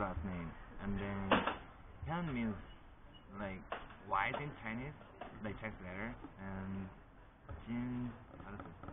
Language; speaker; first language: English; non-native, learner; Korean